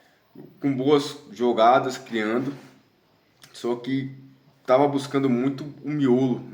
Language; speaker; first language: Portuguese; native; Portuguese